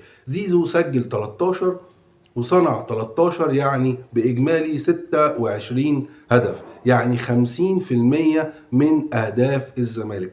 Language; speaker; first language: Arabic; native; Arabic